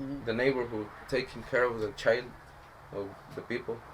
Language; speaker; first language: English; non-native, learner; Spanish